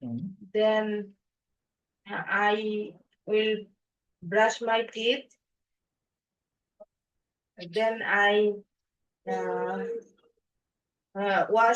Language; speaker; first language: English; non-native, learner; Bangla